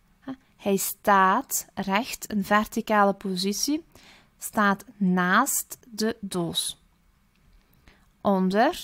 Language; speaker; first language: Dutch; early bilingual, other home language; Turkish